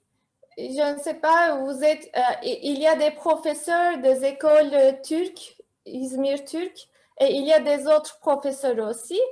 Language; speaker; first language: French; non-native, fluent; Turkish